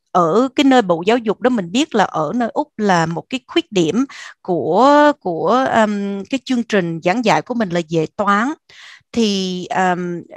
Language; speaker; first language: Vietnamese; early bilingual, heritage; Vietnamese